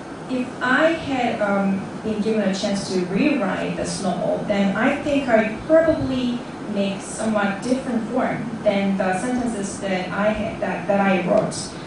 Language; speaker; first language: English; non-native, fluent; Korean